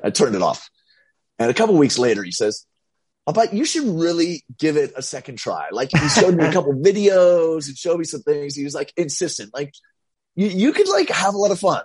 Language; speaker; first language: English; native; English